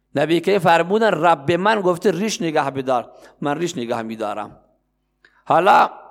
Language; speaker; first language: Persian; non-native, local second language; Baluchi